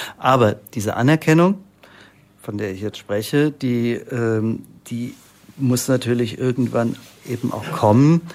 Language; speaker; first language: German; native; German